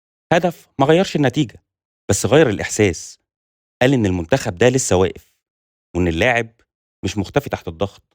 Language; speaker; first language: Arabic; native; Arabic